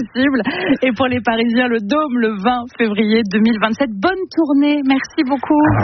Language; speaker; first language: French; native; French